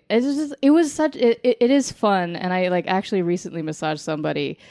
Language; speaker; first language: English; native; English